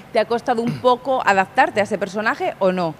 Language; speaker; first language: Spanish; native; Spanish